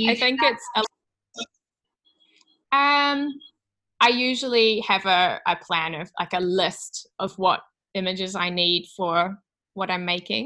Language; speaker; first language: English; native; English